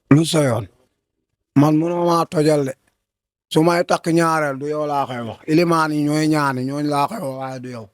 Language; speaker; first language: Wolof; native; Wolof